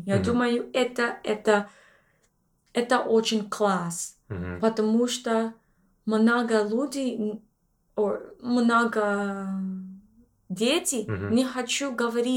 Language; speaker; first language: Russian; non-native, learner; English